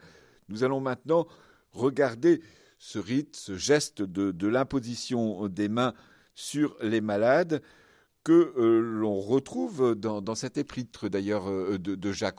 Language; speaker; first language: French; native; French